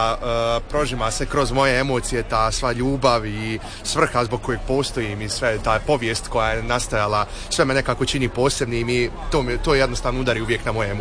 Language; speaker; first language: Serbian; early bilingual, heritage; Serbian